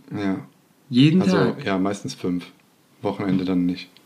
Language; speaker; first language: German; native; German